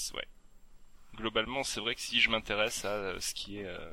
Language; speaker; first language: French; native; French